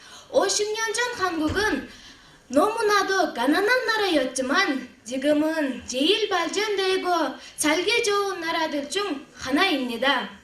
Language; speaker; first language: Korean; non-native, learner; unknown